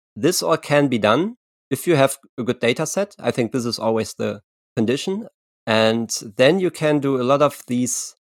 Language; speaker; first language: English; non-native, fluent; German